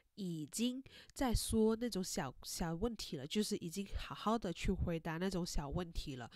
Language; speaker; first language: Chinese; native; Chinese